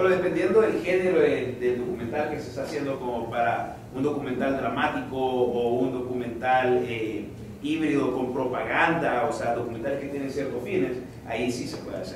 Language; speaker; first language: Spanish; native; Spanish